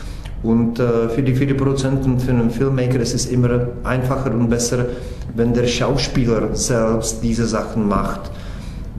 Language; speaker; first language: German; non-native, fluent; Czech